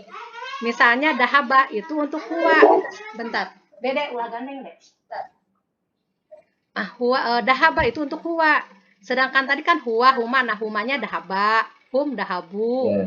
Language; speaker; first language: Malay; non-native, local second language; Sundanese